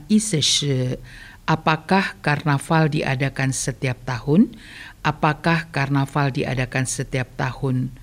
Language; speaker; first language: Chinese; early bilingual, heritage; Chinese